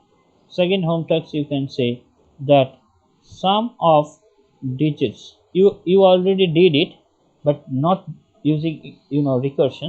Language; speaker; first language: English; non-native, local second language; Bangla